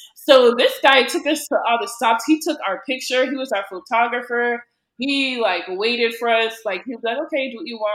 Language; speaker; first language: English; early bilingual, other home language; Yoruba